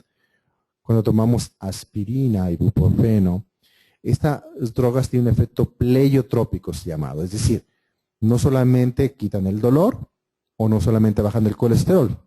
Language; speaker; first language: Spanish; native; Spanish